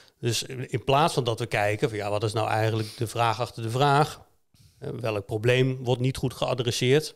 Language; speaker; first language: Dutch; native; Dutch